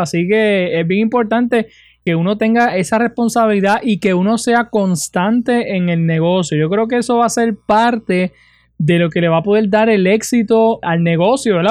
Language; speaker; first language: Spanish; native; Spanish